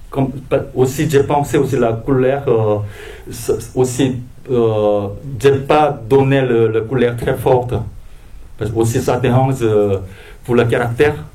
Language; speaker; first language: French; non-native, fluent; Korean